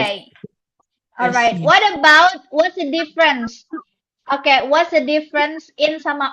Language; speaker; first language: English; non-native, learner; Indonesian